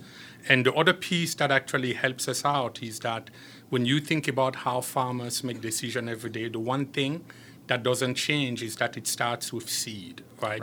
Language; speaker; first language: English; non-native, local second language; French